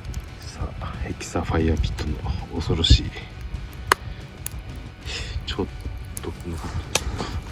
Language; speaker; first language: Japanese; native; Japanese